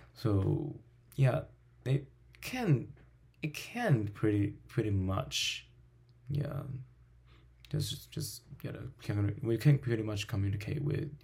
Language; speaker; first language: English; non-native, fluent; Min Nan Chinese